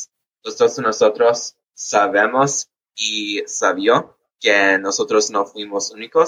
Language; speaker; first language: Spanish; early bilingual, heritage; English